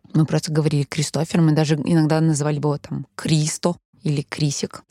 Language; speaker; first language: Russian; early bilingual, heritage; Russian